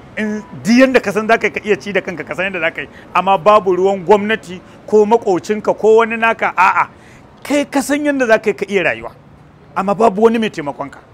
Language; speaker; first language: Hausa; native; Hausa